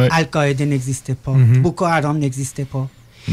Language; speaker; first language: French; non-native, fluent; Persian